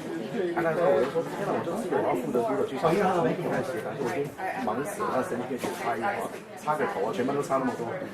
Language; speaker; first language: Chinese; native; Chinese